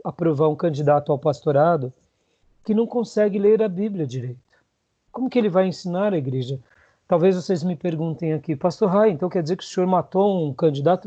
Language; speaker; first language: Portuguese; native; Portuguese